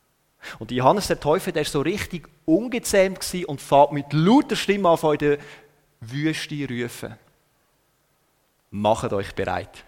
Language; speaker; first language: German; native; German